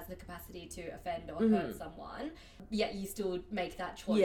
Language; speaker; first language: English; non-native, local second language; Cantonese